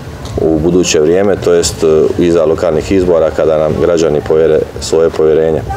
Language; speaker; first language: Serbian; native; Serbian